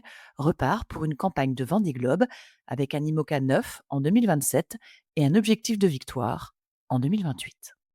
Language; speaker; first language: French; native; French